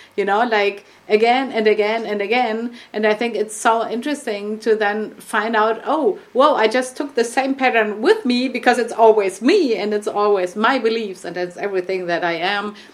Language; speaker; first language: English; non-native, fluent; German